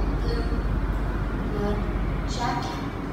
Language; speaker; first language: English; non-native, learner; Vietnamese